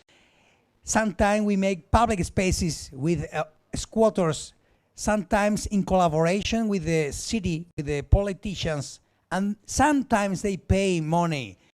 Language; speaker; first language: English; non-native, learner; Spanish